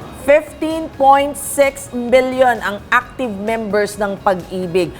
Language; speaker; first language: English; non-native, local second language; Filipino